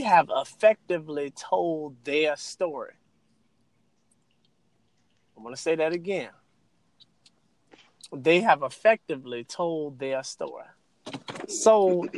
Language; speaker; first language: English; native; English